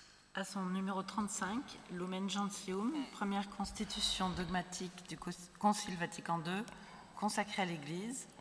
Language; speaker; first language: French; native; French